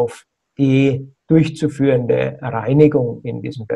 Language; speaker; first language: German; native; German